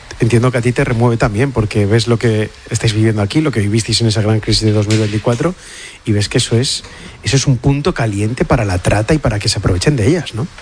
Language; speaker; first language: Spanish; native; Spanish